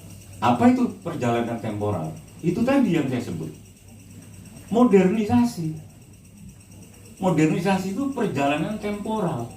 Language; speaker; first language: Indonesian; non-native, local second language; Javanese